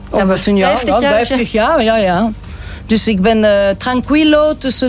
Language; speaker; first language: Dutch; non-native, local second language; French